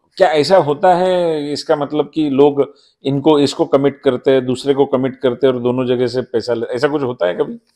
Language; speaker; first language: Hindi; non-native, local second language; Marathi